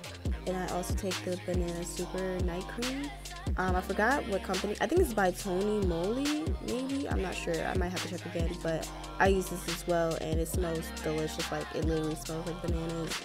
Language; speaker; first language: English; native; English